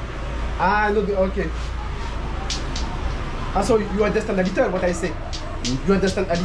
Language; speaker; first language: English; non-native, learner; French